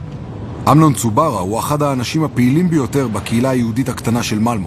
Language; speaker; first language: Hebrew; native; Hebrew